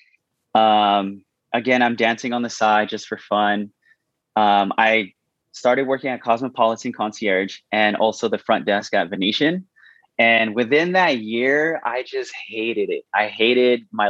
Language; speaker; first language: English; native; English